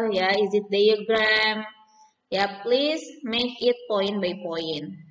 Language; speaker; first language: English; non-native, learner; Indonesian